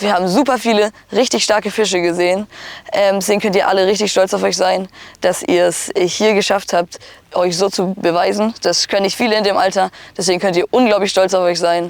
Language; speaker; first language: German; native; German